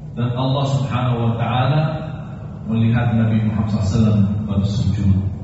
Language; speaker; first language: Indonesian; non-native, fluent; Arabic